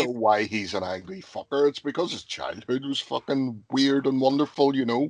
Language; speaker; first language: English; native; English